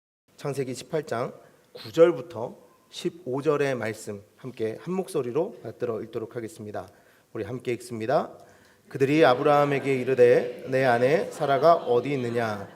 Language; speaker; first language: Korean; native; Korean